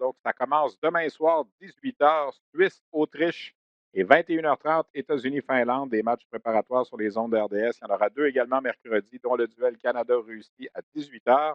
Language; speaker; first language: French; native; French